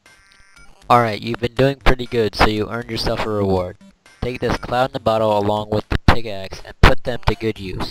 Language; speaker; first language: English; native; English